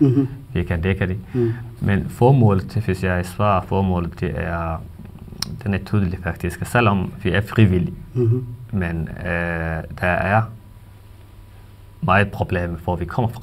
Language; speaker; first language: Danish; non-native, fluent; Somali